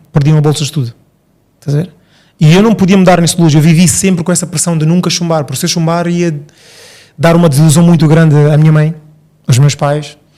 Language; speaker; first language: Portuguese; early bilingual, other home language; Upper Guinea Crioulo